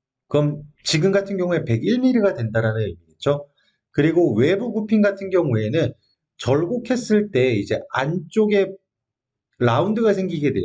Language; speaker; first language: Korean; native; Korean